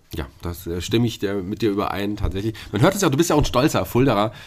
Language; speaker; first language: German; native; German